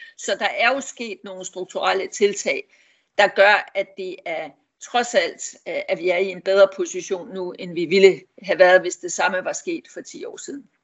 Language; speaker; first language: Danish; native; Danish